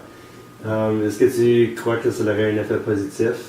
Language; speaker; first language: French; non-native, local second language; English